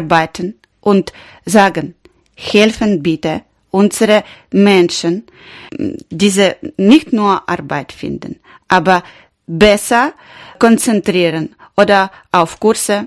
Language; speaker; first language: German; non-native, learner; Ukrainian